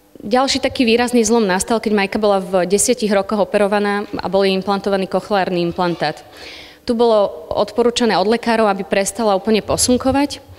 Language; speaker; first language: Slovak; native; Slovak